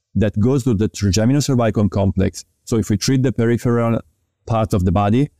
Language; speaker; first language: English; non-native, fluent; Italian